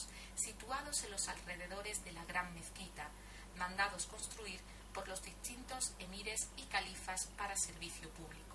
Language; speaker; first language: Spanish; native; Spanish